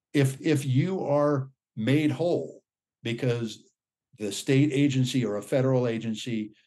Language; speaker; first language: English; native; English